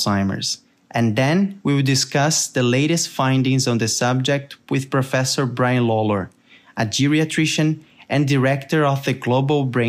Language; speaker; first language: English; non-native, fluent; Portuguese